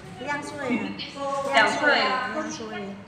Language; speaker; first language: Chinese; non-native, learner; Indonesian